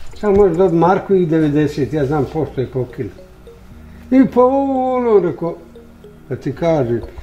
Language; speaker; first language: Bosnian; native; Bosnian